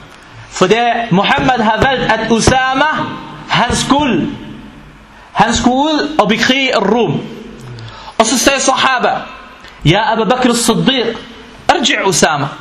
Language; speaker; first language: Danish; non-native, fluent; Arabic